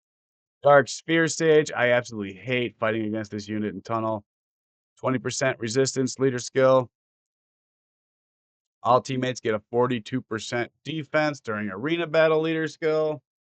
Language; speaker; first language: English; native; English